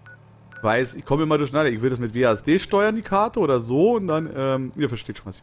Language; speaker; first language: German; native; German